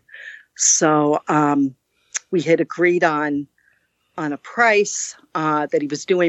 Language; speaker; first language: English; native; English